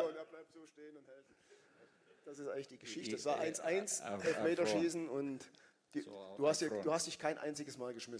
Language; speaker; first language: German; native; German